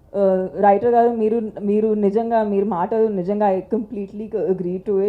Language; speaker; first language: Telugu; non-native, local second language; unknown